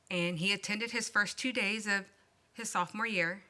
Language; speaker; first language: English; native; English